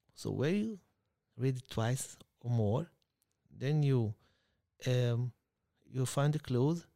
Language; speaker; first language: English; non-native, fluent; Hebrew